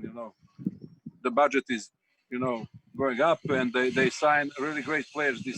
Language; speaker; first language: English; non-native, learner; Serbian